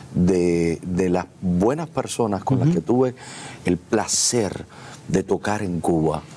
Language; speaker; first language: Spanish; native; Spanish